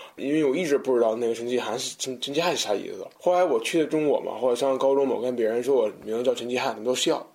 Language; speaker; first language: Chinese; non-native, fluent; English